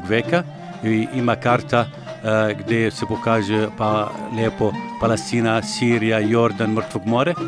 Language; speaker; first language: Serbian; non-native, learner; Arabic